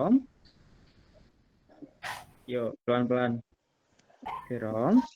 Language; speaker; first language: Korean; non-native, learner; Indonesian